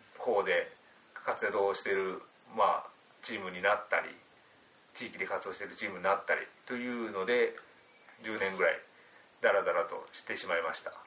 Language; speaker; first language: Japanese; native; Japanese